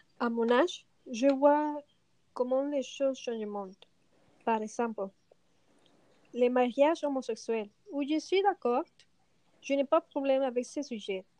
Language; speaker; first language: French; non-native, learner; Spanish